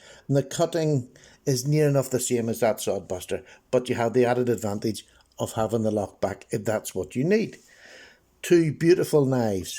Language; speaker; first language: English; native; English